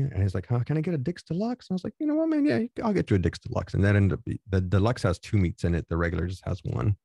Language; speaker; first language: English; native; English